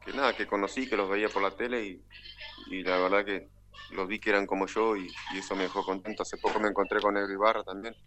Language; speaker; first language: Spanish; native; Spanish